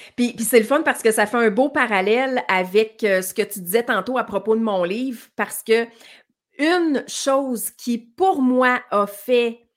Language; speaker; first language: French; native; French